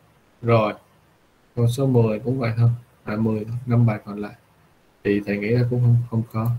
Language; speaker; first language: Vietnamese; native; Vietnamese